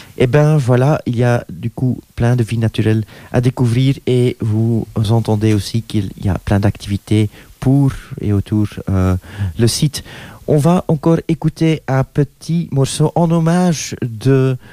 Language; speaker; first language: French; non-native, local second language; Dutch